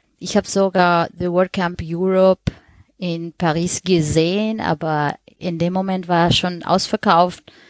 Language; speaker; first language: German; non-native, fluent; Spanish